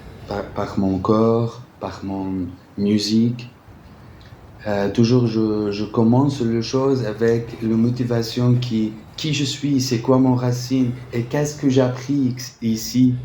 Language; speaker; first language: French; non-native, fluent; Arabic